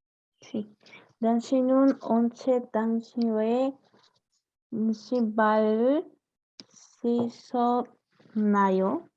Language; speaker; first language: Korean; non-native, learner; Spanish